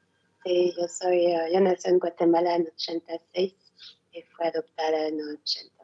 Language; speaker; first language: Spanish; non-native, learner; French